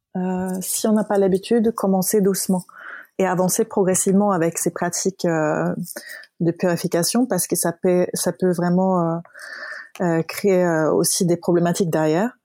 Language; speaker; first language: French; non-native, fluent; Swedish